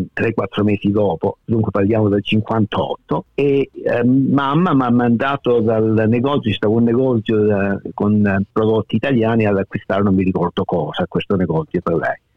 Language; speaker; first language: Italian; native; Italian